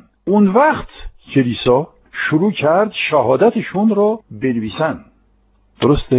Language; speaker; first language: Persian; non-native, fluent; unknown